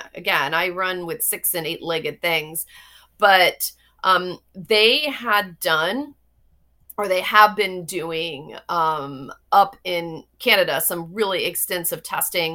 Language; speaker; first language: English; native; English